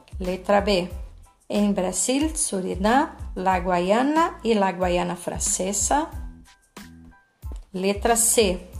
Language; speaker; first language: Spanish; non-native, fluent; Portuguese